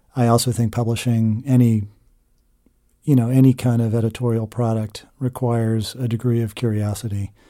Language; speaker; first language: English; native; English